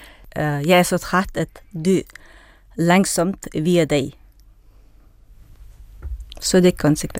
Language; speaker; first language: Danish; non-native, fluent; Russian